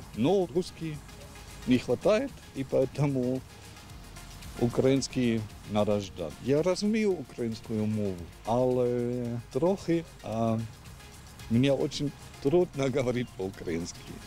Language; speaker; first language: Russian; non-native, learner; German